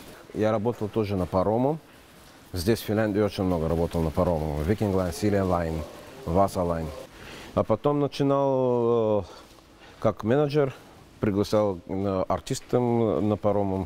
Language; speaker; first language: Russian; non-native, learner; Bulgarian